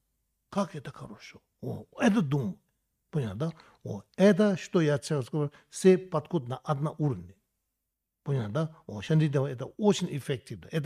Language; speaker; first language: Russian; non-native, learner; Tibetan